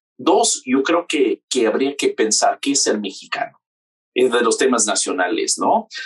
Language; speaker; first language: Spanish; non-native, fluent; English